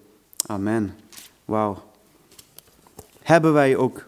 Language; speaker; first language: Dutch; non-native, fluent; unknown